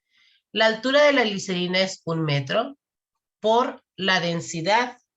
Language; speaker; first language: Spanish; native; Spanish